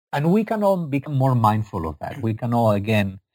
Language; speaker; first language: English; non-native, fluent; Spanish